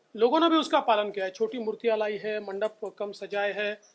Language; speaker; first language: Hindi; non-native, local second language; Marathi